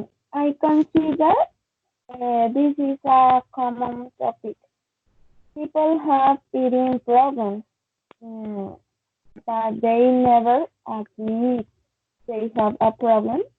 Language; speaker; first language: English; non-native, learner; Spanish